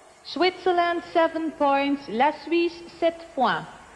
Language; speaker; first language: English; non-native, fluent; Dutch